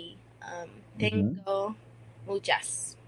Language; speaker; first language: Spanish; non-native, learner; English